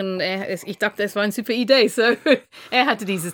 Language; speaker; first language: German; non-native, fluent; English